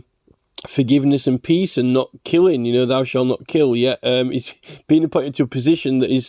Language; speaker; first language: English; native; English